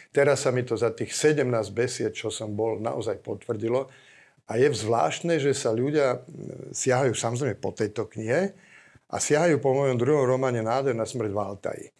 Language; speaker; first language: Slovak; native; Slovak